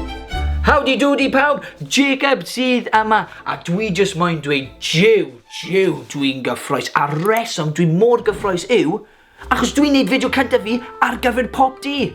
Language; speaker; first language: Welsh; non-native, local second language; English